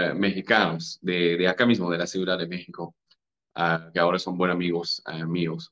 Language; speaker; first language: Spanish; non-native, fluent; English